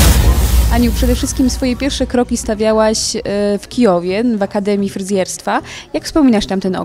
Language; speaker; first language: Polish; native; Polish